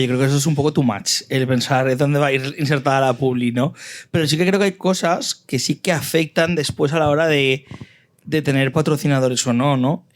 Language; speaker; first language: Spanish; native; Spanish